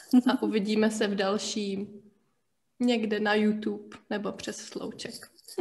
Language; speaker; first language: Czech; native; Czech